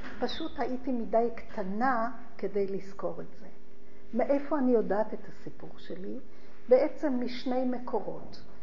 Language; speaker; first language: Hebrew; early bilingual, other home language; Polish